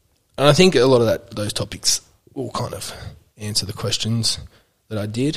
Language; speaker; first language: English; native; English